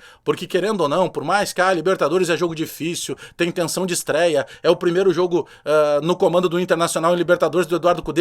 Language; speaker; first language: Portuguese; native; Portuguese